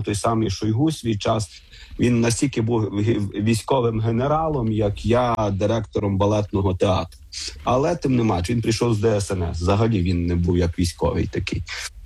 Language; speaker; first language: Ukrainian; native; Ukrainian